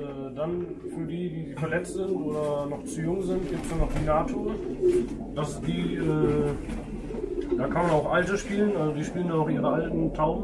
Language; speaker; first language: German; native; German